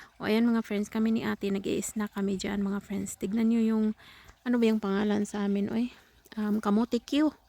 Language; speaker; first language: Filipino; non-native, local second language; Cebuano